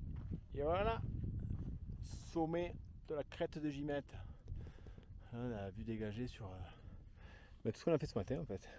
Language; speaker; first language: French; native; French